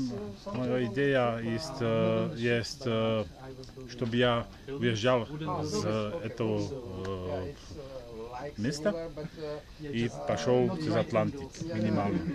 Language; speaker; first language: Russian; non-native, learner; Czech